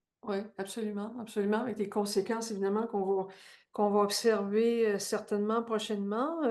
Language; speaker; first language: French; native; French